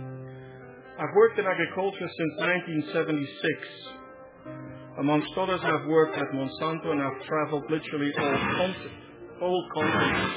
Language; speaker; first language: English; non-native, fluent; Dutch